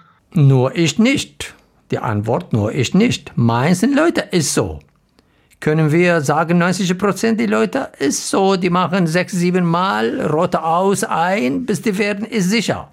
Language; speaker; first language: German; non-native, learner; Arabic